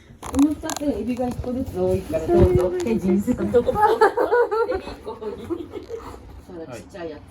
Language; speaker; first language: Japanese; native; Japanese